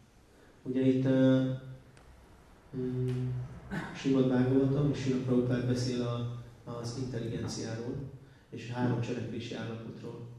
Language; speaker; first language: Hungarian; native; Hungarian